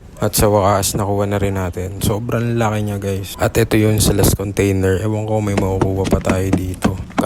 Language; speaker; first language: Filipino; native; Filipino